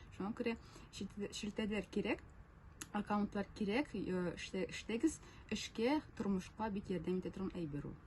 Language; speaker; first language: Tatar; non-native, local second language; Russian